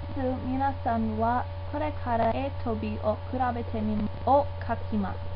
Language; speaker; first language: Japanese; non-native, learner; English